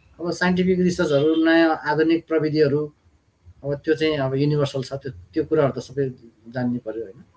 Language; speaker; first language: Nepali; non-native, local second language; Gurung